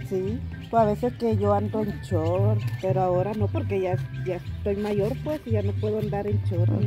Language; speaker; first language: Spanish; native; Spanish